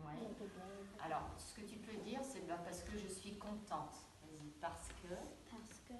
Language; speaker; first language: French; native; French